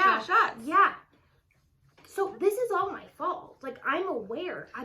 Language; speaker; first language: English; native; English